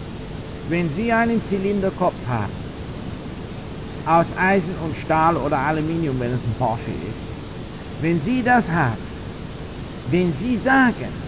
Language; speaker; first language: German; non-native, fluent; English